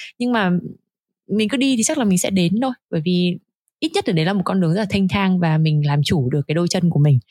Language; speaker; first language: Vietnamese; native; Vietnamese